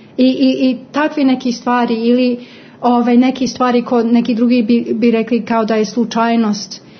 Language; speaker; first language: Croatian; non-native, fluent; English